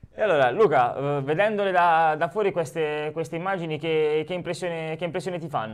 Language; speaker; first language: Italian; native; Italian